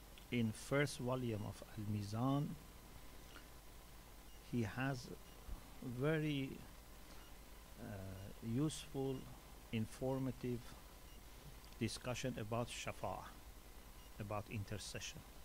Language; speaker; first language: English; non-native, fluent; Persian